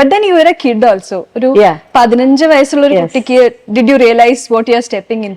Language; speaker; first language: Malayalam; native; Malayalam